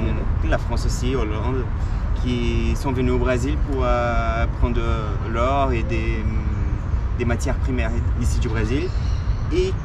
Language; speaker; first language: French; non-native, fluent; Portuguese